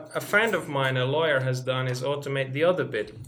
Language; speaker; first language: English; non-native, fluent; Finnish